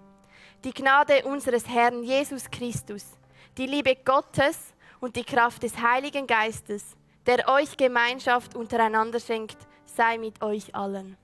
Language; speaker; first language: German; native; German